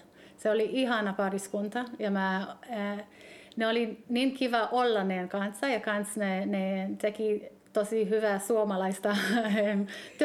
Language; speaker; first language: Finnish; early bilingual, heritage; Hebrew